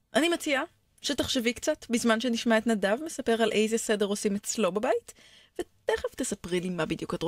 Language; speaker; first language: Hebrew; native; Hebrew